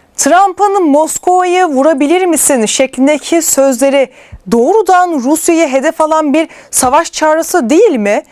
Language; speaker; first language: Turkish; native; Turkish